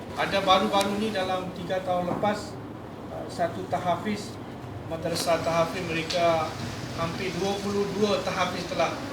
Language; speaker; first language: Malay; non-native, fluent; Rohingya